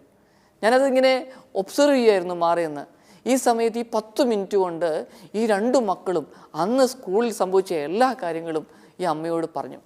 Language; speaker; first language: Malayalam; native; Malayalam